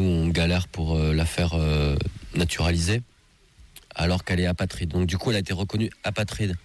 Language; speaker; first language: French; native; French